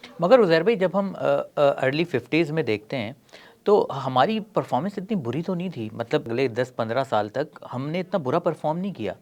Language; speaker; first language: Urdu; native; Urdu